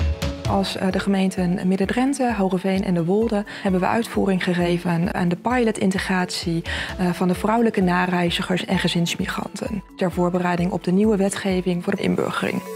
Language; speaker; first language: Dutch; native; Dutch